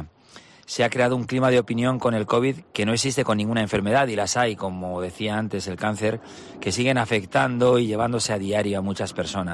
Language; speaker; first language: Spanish; native; Spanish